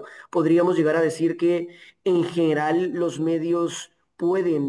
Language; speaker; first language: Spanish; native; Spanish